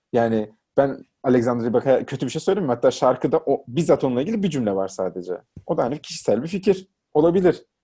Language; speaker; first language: Turkish; native; Turkish